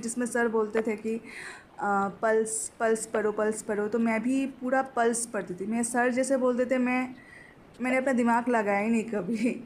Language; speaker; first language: Hindi; non-native, local second language; Bangla